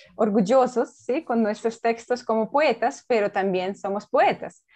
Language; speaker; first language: Spanish; non-native, fluent; Russian